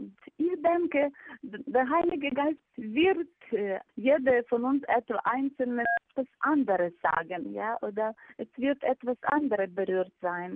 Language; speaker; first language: German; non-native, fluent; Ukrainian